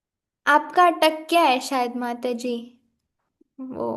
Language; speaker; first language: Hindi; native; Hindi